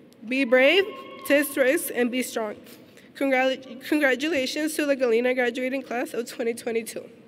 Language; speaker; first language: English; non-native, fluent; Spanish